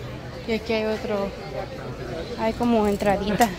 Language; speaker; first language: Spanish; native; Spanish